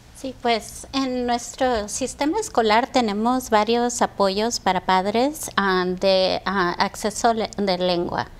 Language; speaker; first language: Spanish; early bilingual, heritage; Spanish